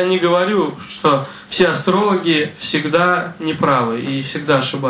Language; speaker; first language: Russian; native; Russian